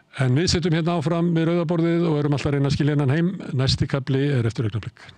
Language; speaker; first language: Icelandic; native; Icelandic